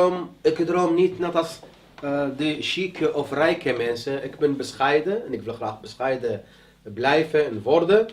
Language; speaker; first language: Dutch; non-native, learner; Arabic